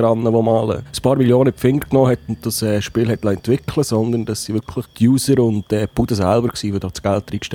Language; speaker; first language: German; native; German